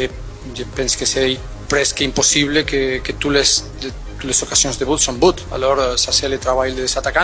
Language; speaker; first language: French; non-native, learner; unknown